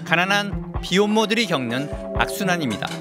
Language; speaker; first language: Korean; native; Korean